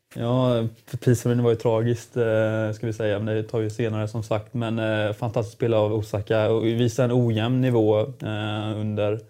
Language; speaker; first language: Swedish; native; Swedish